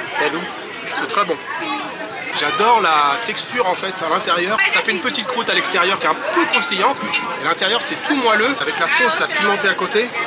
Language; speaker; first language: French; native; French